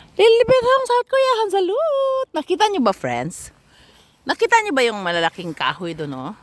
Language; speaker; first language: Filipino; native; Filipino